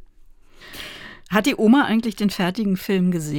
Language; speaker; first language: German; native; German